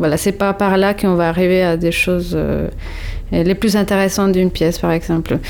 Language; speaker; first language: French; non-native, fluent; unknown